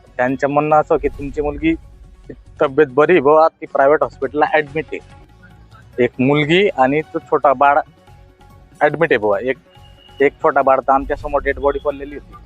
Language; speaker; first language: Marathi; non-native, local second language; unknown